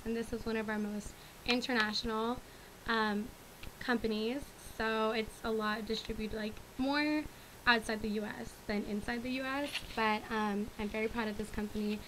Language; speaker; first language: English; early bilingual, other home language; Spanish